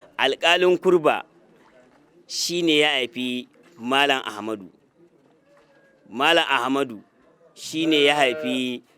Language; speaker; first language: Hausa; native; Hausa